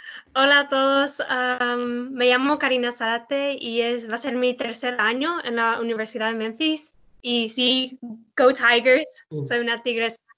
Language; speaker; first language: Spanish; early bilingual, other home language; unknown